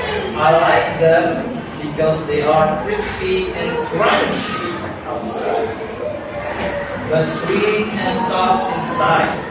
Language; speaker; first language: English; non-native, local second language; Javanese